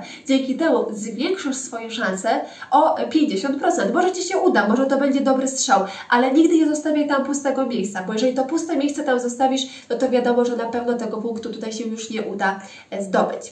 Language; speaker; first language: Polish; native; Polish